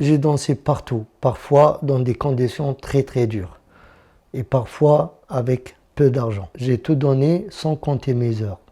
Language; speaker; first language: French; non-native, local second language; Arabic